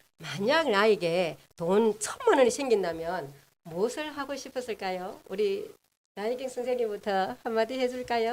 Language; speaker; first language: Korean; native; Korean